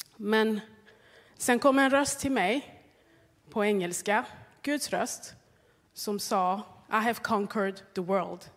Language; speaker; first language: Swedish; non-native, fluent; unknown